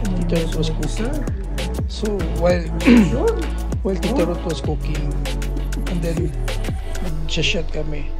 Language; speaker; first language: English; non-native, local second language; Filipino